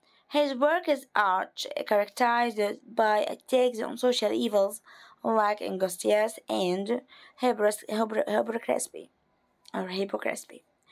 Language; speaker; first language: English; non-native, fluent; Arabic